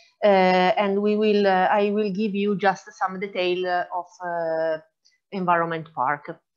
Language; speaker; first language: English; non-native, fluent; Italian